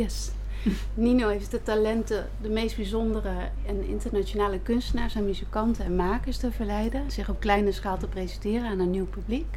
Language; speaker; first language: Dutch; native; Dutch